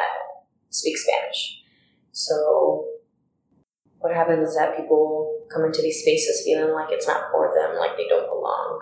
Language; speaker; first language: English; early bilingual, other home language; Spanish